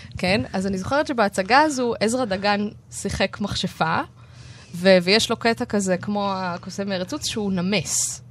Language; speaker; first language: Hebrew; native; Hebrew